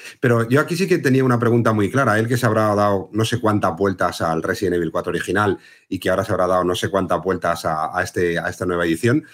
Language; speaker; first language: Spanish; native; Spanish